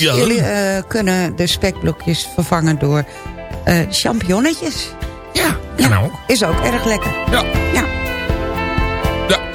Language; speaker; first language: Dutch; native; Dutch